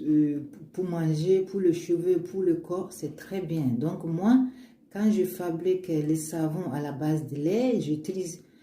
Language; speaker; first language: French; non-native, learner; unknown